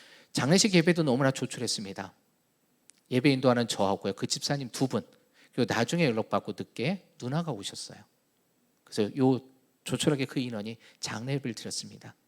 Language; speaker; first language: Korean; native; Korean